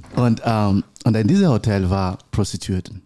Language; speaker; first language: German; non-native, learner; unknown